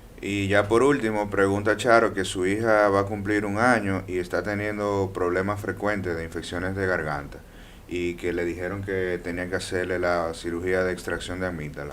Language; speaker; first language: Spanish; native; Spanish